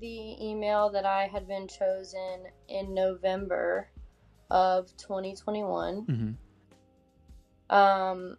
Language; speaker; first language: English; native; English